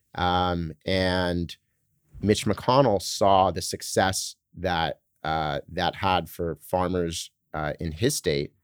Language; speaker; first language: English; native; English